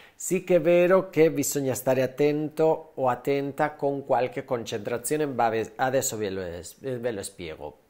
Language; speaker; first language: Italian; non-native, fluent; Spanish